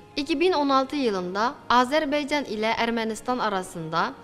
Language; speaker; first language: Turkish; non-native, fluent; Uyghur